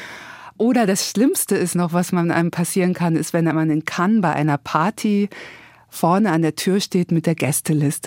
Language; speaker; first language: German; native; German